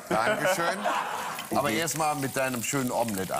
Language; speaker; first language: German; native; German